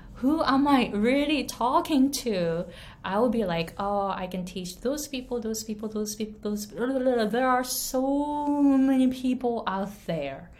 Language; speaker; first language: English; non-native, fluent; Japanese